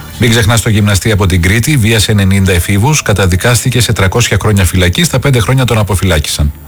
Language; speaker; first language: Greek; native; Greek